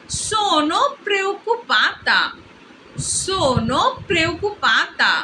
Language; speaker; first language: Italian; non-native, fluent; Bangla